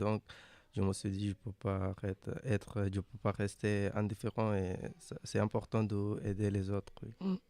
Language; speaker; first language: French; non-native, learner; Arabic